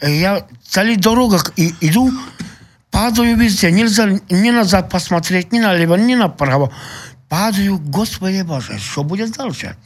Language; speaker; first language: Russian; non-native, local second language; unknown